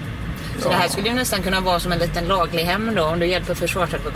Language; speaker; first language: Swedish; native; Swedish